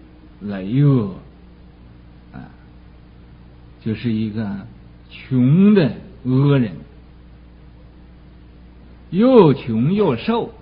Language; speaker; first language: Chinese; native; Chinese